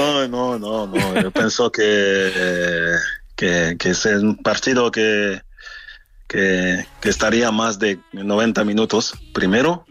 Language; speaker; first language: Spanish; non-native, fluent; French